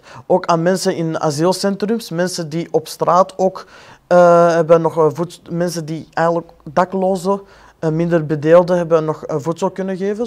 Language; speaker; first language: Dutch; non-native, fluent; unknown